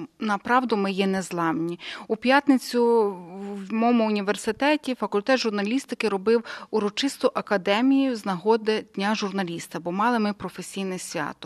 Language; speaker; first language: Ukrainian; native; Ukrainian